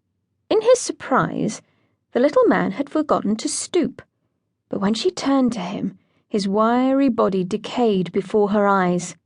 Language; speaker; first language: English; native; English